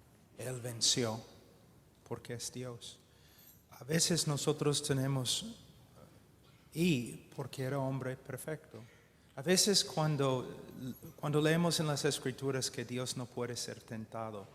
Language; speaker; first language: Spanish; non-native, fluent; English